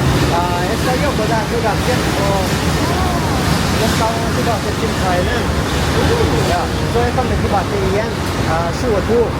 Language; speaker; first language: Norwegian; non-native, learner; Lao